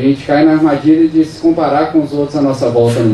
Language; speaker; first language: Portuguese; native; Portuguese